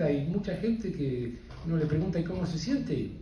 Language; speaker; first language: Spanish; native; Spanish